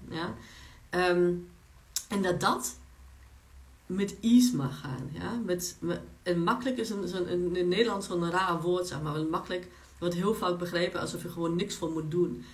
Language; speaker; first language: Dutch; non-native, fluent; Polish